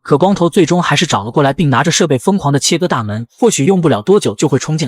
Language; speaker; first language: Chinese; native; Chinese